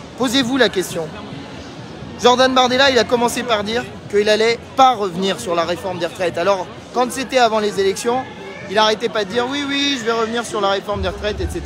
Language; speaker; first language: French; native; French